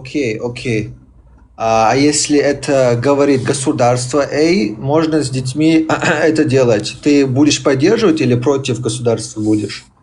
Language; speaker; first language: Russian; early bilingual, heritage; Chechen